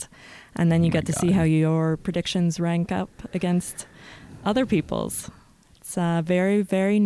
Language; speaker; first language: English; native; English